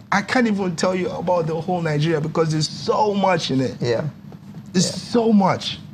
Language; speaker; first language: English; non-native, local second language; Yoruba